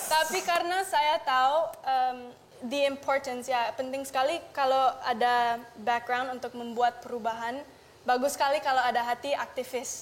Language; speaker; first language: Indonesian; non-native, local second language; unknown